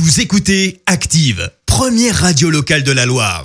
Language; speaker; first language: French; native; French